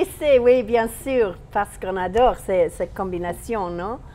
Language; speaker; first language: French; non-native, fluent; English